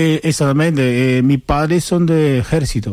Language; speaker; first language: Spanish; non-native, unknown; Chinese